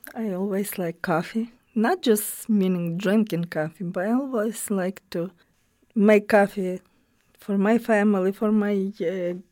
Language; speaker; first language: English; non-native, learner; Ukrainian